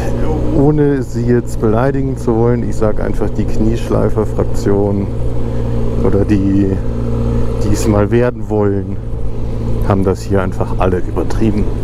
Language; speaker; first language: German; native; German